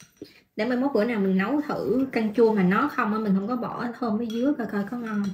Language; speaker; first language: Vietnamese; native; Vietnamese